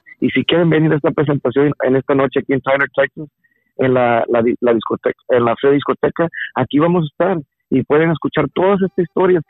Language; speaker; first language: Spanish; early bilingual, heritage; Spanish